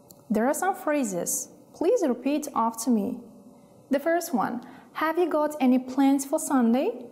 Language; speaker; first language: English; non-native, fluent; Kazakh